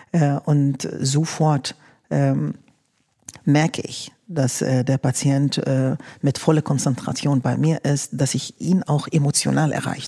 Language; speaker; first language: German; non-native, fluent; Arabic